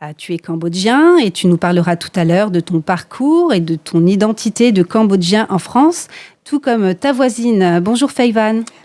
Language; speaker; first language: French; native; French